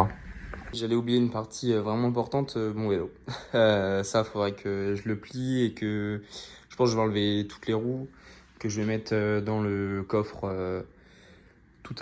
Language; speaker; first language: French; native; French